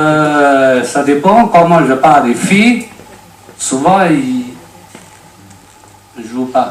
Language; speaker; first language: French; non-native, learner; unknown